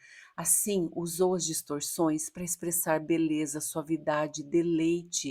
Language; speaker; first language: Portuguese; native; Portuguese